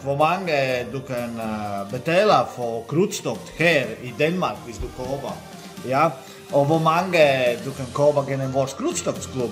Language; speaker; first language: Danish; non-native, learner; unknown